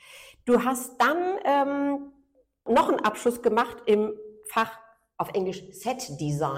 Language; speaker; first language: German; native; German